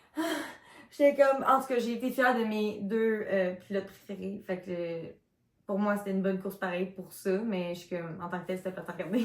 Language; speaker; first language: French; native; French